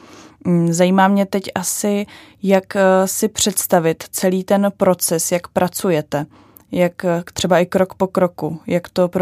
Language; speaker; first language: Czech; native; Czech